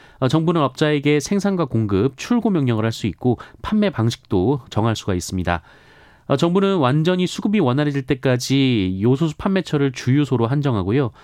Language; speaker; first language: Korean; native; Korean